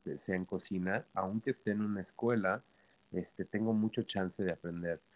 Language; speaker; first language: Spanish; native; Spanish